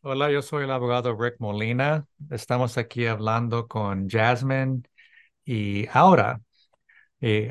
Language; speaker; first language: Spanish; early bilingual, heritage; English